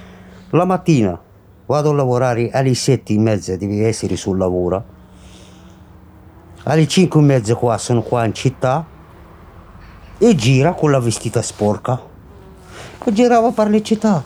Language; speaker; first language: Italian; non-native, fluent; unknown